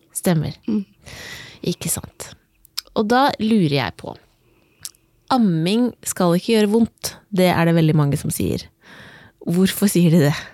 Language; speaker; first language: Norwegian; native; Norwegian